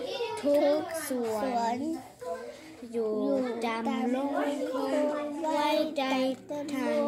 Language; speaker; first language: Thai; early bilingual, heritage; Thai